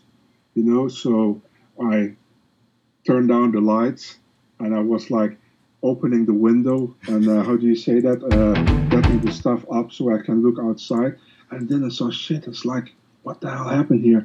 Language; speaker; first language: English; non-native, fluent; Dutch